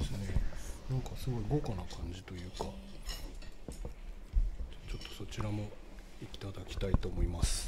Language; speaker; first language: Japanese; native; Japanese